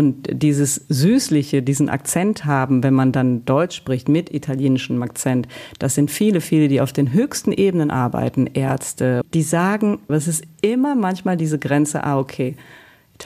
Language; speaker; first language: German; early bilingual, other home language; Italian